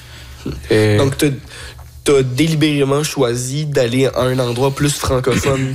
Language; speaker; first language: French; native; French